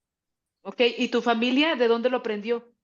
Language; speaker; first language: Spanish; native; Spanish